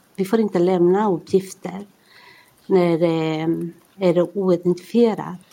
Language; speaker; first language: Swedish; non-native, fluent; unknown